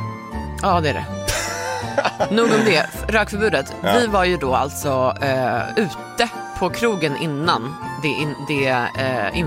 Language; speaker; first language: Swedish; native; Swedish